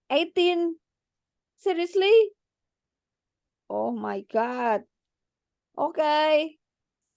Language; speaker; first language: English; non-native, learner; Indonesian